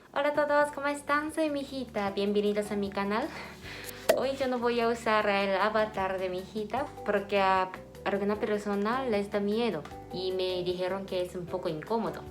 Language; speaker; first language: Spanish; non-native, fluent; Japanese